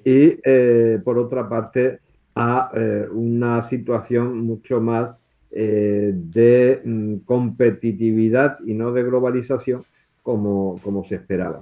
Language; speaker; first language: Spanish; native; Spanish